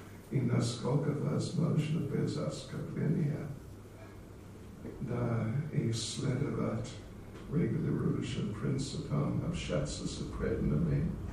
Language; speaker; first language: Russian; non-native, learner; English